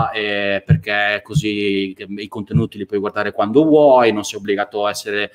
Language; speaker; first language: Italian; native; Italian